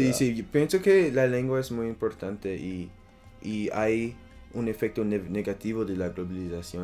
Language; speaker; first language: Spanish; non-native, learner; French